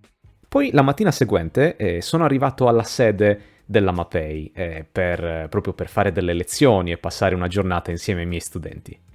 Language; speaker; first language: Italian; non-native, fluent; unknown